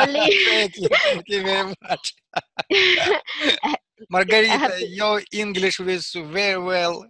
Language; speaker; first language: English; non-native, learner; Russian